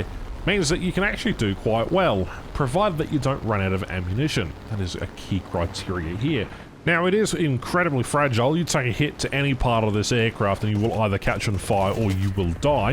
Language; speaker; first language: English; native; English